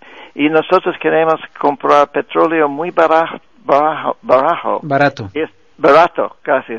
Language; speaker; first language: Spanish; non-native, fluent; English